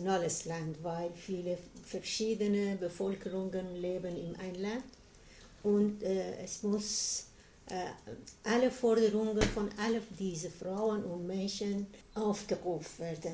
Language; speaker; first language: German; non-native, learner; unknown